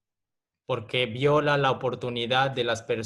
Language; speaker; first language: Spanish; native; Spanish